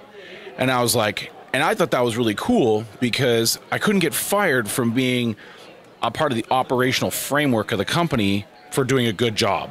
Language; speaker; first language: English; native; English